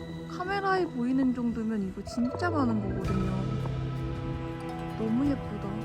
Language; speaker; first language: Korean; native; Korean